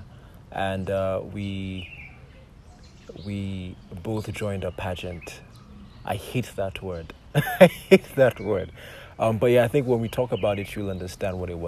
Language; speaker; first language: English; non-native, local second language; Yoruba